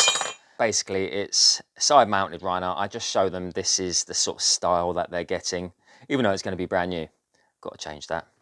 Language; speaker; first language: English; native; English